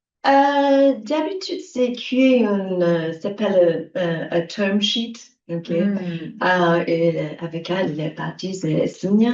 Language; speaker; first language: French; non-native, learner; English